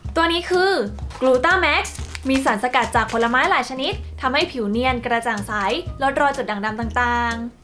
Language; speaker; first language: Thai; native; Thai